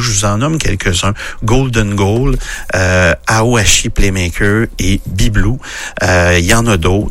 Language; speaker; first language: French; native; French